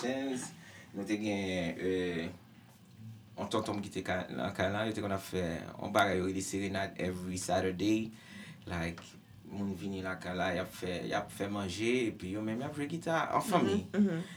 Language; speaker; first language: English; non-native, learner; Haitian Creole